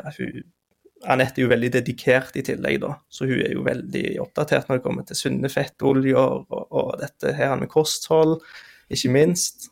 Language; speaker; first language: Norwegian; native; Norwegian